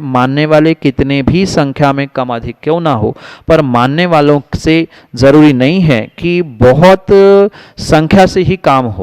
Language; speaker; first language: Hindi; native; Hindi